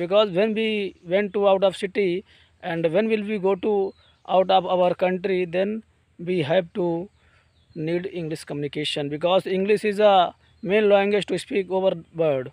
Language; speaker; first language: English; non-native, learner; Hindi